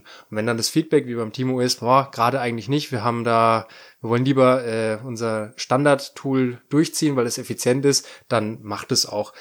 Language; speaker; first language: German; native; German